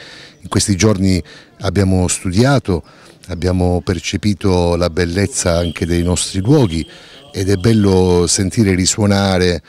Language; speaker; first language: Italian; native; Italian